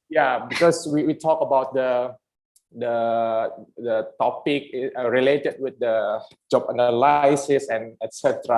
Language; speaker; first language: English; non-native, fluent; Indonesian